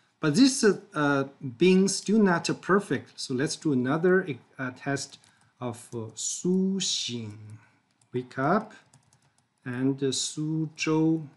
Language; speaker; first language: English; non-native, fluent; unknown